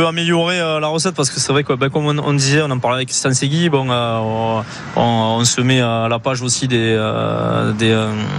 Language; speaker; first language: French; native; French